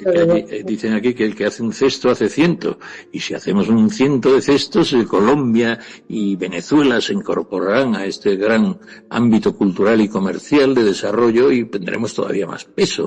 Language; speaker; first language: Spanish; native; Spanish